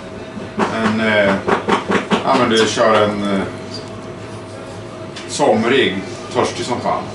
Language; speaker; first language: Swedish; native; Swedish